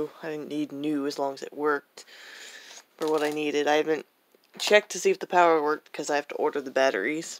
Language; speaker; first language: English; native; English